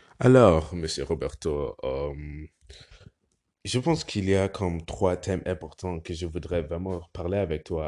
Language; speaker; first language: French; non-native, learner; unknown